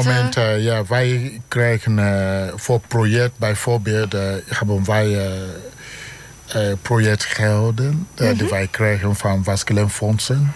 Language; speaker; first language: Dutch; non-native, learner; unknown